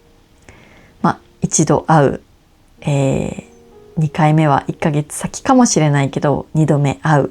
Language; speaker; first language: Japanese; native; Japanese